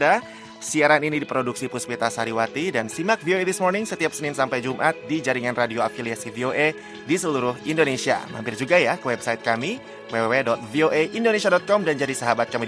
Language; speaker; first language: Indonesian; native; Indonesian